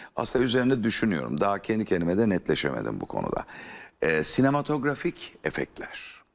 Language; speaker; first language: Turkish; native; Turkish